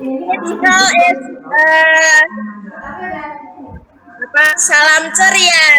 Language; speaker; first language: English; non-native, learner; Indonesian